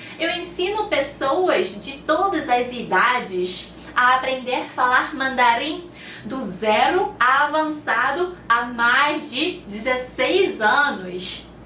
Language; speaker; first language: Portuguese; non-native, fluent; Chinese